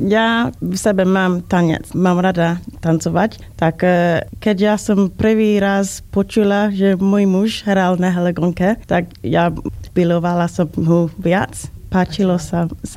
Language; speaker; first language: Slovak; non-native, learner; English